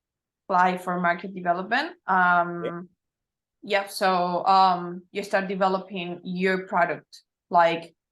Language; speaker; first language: English; non-native, learner; Spanish